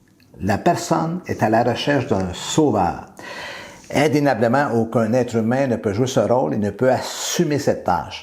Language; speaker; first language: French; native; French